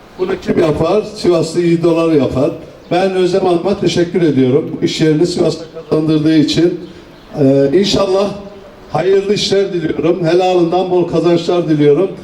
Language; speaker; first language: Turkish; native; Turkish